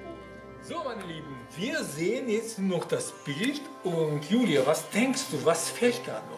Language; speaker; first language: German; non-native, fluent; Georgian